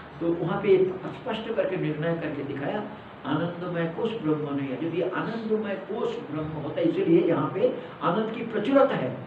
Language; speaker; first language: Hindi; non-native, local second language; Malayalam